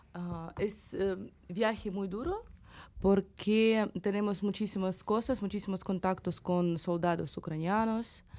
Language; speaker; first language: Spanish; non-native, fluent; Ukrainian